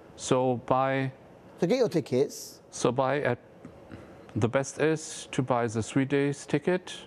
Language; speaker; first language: English; non-native, fluent; German